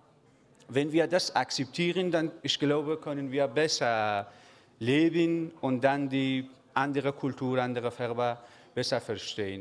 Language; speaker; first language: German; non-native, learner; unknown